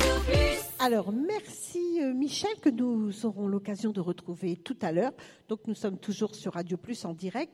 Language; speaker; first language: French; native; French